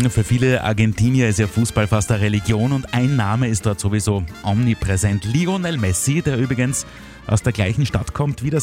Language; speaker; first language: German; native; German